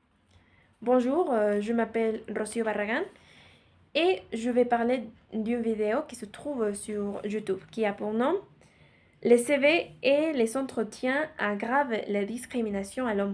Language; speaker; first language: French; non-native, learner; Spanish